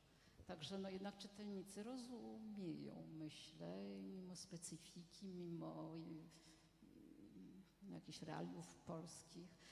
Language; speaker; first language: Polish; non-native, fluent; French